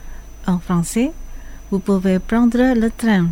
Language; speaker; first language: French; non-native, fluent; Indonesian